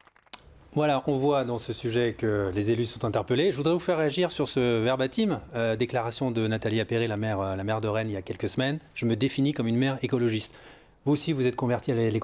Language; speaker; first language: French; native; French